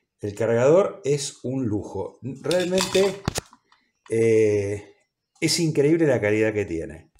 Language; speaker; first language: Spanish; native; Spanish